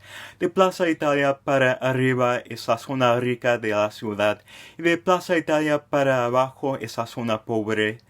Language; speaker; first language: Spanish; non-native, fluent; English